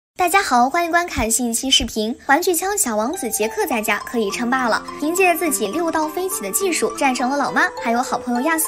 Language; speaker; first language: Chinese; native; Chinese